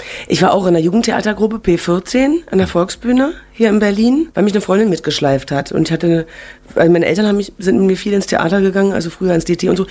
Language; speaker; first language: German; native; German